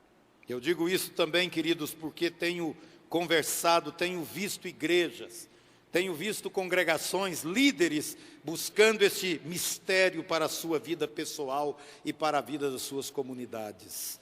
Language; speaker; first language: Portuguese; native; Portuguese